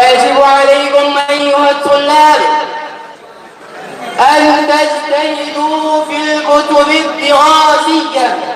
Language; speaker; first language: Arabic; non-native, learner; Urdu